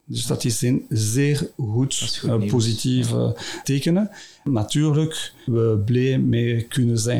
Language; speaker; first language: Dutch; non-native, local second language; French